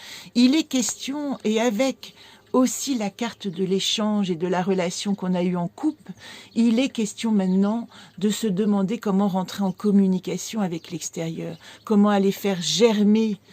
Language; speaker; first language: French; native; French